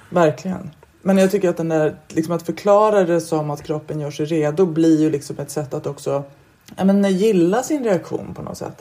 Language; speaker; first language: Swedish; native; Swedish